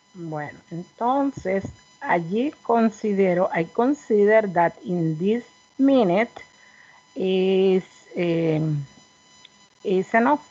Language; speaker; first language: English; non-native, learner; Spanish